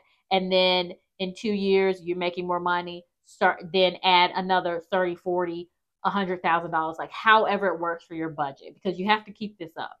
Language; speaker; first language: English; native; English